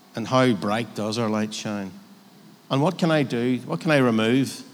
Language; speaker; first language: English; native; English